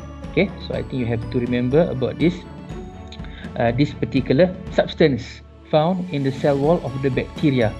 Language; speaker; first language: English; non-native, local second language; Malay